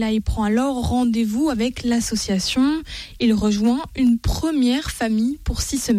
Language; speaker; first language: French; native; French